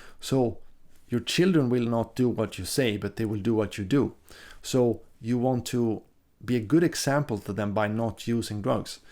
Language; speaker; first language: English; non-native, fluent; Swedish